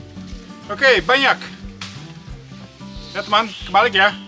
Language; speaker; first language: Indonesian; non-native, learner; Dutch